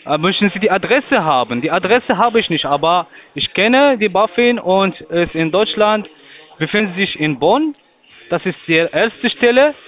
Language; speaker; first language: German; non-native, learner; Arabic